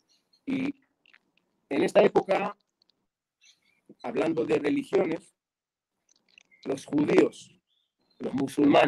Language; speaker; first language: Spanish; non-native, fluent; Hebrew